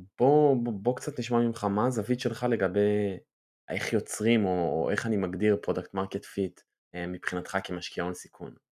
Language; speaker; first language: Hebrew; native; Hebrew